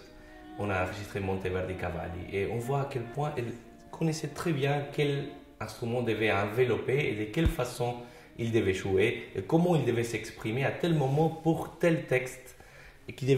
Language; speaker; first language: French; non-native, fluent; Spanish